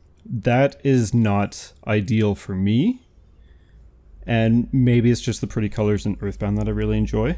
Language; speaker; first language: English; native; English